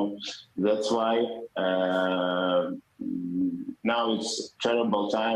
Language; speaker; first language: English; non-native, learner; Ukrainian